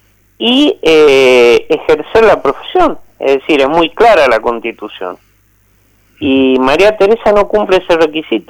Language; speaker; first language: Spanish; native; Spanish